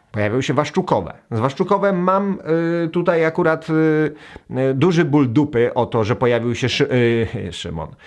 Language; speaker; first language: Polish; native; Polish